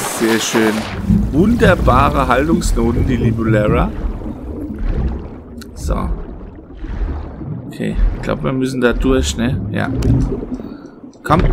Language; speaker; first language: German; native; German